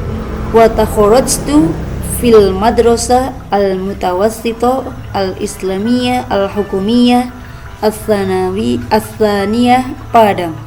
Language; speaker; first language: Arabic; non-native, fluent; Indonesian